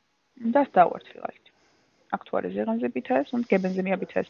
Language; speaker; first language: German; non-native, fluent; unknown